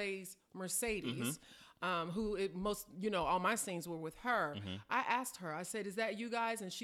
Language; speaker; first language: English; native; English